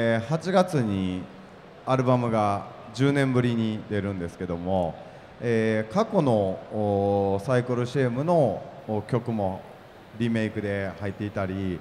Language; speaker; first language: Japanese; native; Japanese